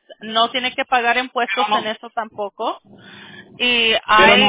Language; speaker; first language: Spanish; early bilingual, other home language; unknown